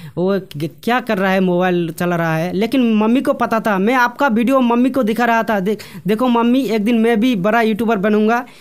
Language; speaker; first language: Hindi; non-native, local second language; Bangla